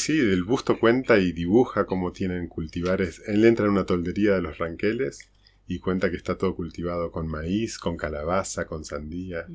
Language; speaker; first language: Spanish; native; Spanish